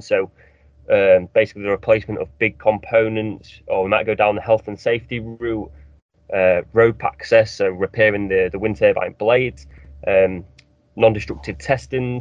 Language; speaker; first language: English; native; English